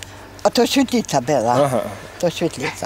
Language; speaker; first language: Polish; non-native, local second language; Ukrainian